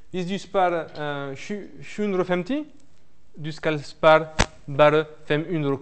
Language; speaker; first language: Norwegian; non-native, fluent; French